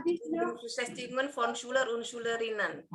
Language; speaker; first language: German; non-native, fluent; Indonesian